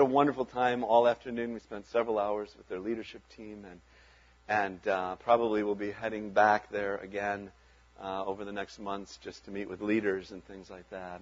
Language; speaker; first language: English; native; English